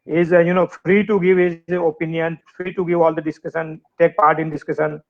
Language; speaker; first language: English; non-native, local second language; Hindi